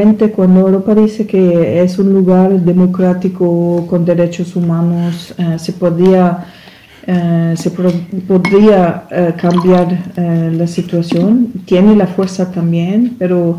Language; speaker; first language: Spanish; non-native, learner; German